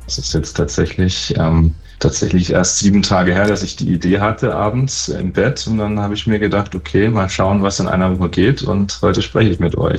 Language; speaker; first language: German; native; German